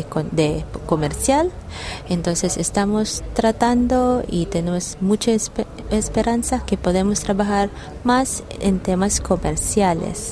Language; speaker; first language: Spanish; non-native, learner; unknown